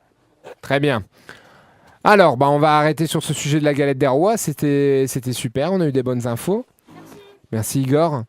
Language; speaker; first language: French; native; French